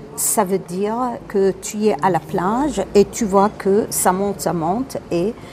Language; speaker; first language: French; non-native, local second language; Arabic